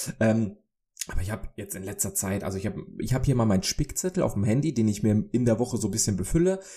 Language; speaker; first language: German; early bilingual, other home language; Polish